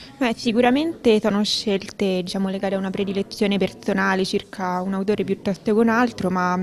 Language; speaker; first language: Italian; native; Italian